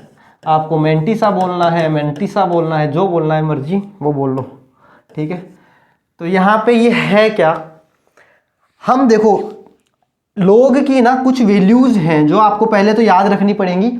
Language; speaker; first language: Hindi; native; Hindi